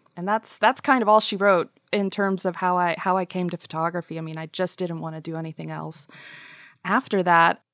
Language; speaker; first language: English; native; English